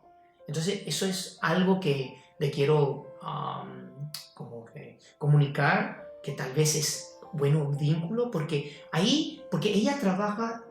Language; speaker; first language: Spanish; non-native, fluent; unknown